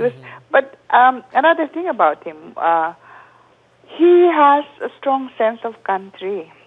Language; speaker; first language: English; non-native, local second language; Filipino